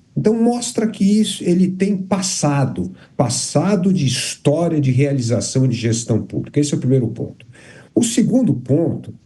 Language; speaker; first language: Portuguese; native; Portuguese